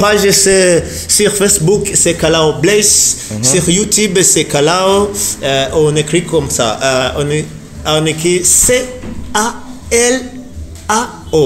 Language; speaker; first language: French; non-native, learner; Rundi